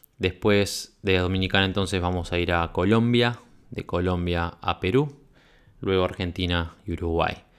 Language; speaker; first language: Spanish; native; Spanish